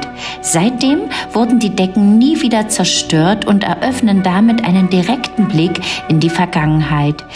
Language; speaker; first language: German; native; German